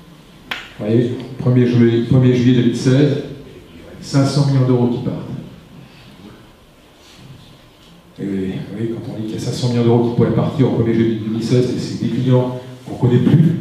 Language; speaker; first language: French; native; French